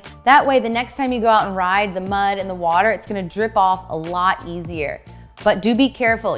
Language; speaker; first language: English; native; English